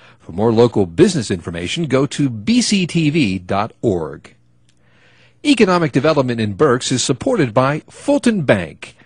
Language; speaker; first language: English; native; English